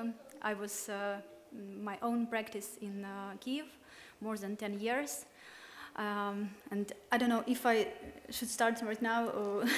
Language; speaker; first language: English; non-native, learner; Ukrainian